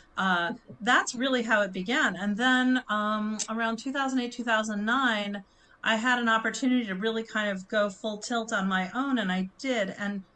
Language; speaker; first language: English; native; English